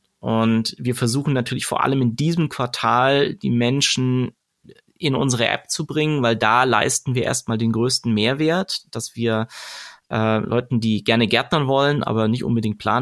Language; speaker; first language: German; native; German